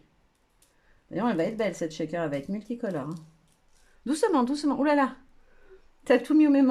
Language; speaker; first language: French; native; French